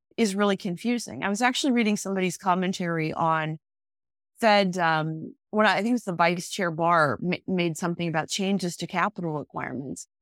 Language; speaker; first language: English; native; English